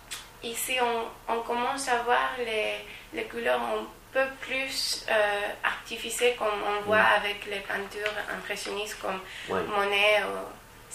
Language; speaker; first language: French; non-native, learner; Spanish